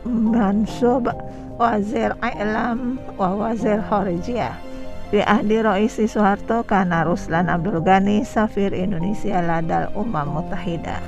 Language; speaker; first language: Arabic; non-native, fluent; Indonesian